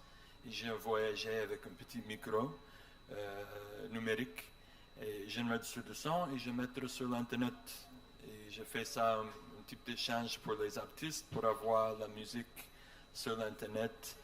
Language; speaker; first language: French; non-native, learner; English